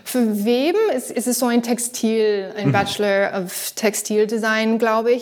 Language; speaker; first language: German; non-native, learner; English